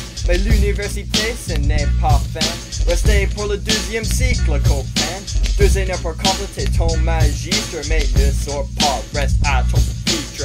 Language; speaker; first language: French; non-native, learner; English